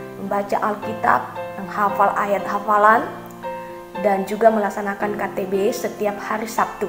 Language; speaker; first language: Indonesian; non-native, local second language; Nias